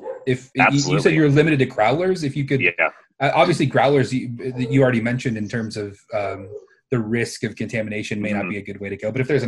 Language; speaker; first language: English; native; English